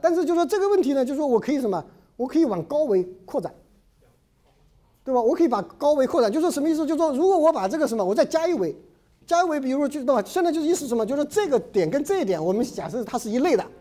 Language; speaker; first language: Chinese; native; Chinese